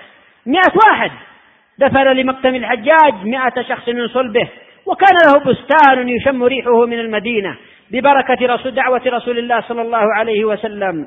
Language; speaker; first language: Arabic; native; Arabic